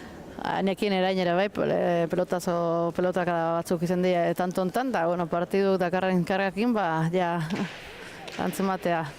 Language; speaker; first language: Basque; native; Basque